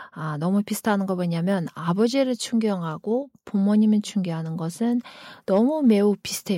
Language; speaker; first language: Korean; non-native, fluent; Kyrgyz